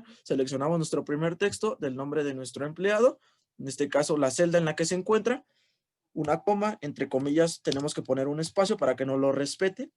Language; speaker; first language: Spanish; native; Spanish